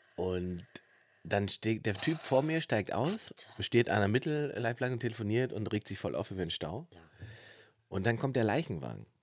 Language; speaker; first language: German; native; German